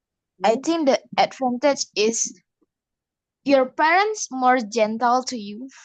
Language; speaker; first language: English; non-native, learner; Indonesian